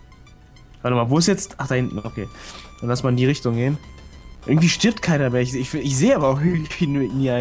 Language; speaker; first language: German; native; German